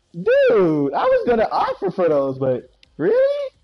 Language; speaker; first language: English; native; English